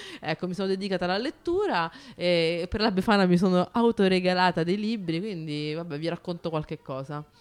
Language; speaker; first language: Italian; native; Italian